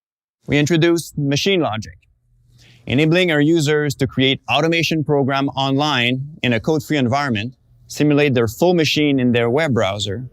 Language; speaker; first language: English; non-native, local second language; French